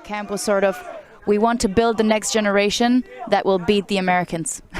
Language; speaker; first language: English; native; English